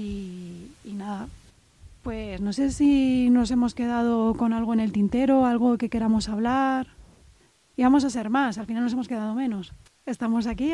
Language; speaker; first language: Spanish; native; Spanish